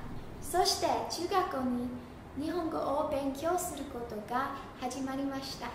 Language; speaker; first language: Japanese; non-native, learner; English